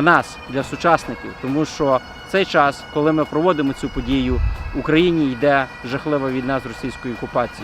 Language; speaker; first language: Ukrainian; native; Ukrainian